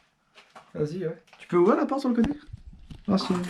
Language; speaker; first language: French; native; French